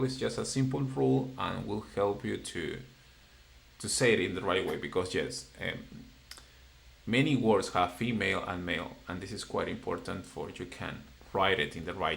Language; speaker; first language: English; non-native, fluent; Spanish